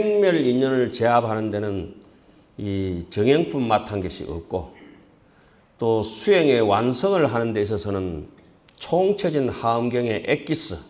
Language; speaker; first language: Korean; native; Korean